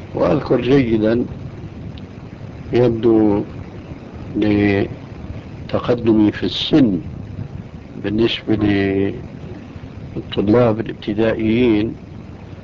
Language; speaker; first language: Arabic; native; Arabic